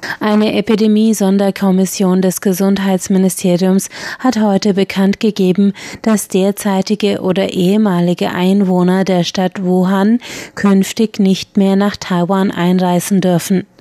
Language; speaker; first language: German; native; German